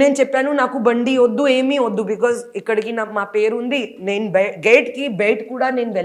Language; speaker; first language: Telugu; non-native, local second language; Hindi